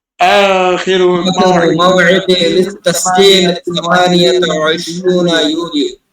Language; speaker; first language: Arabic; non-native, learner; Bangla